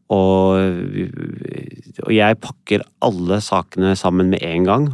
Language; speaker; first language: Norwegian; early bilingual, other home language; Punjabi